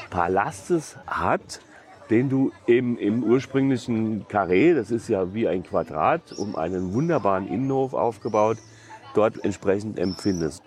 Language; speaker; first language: German; native; German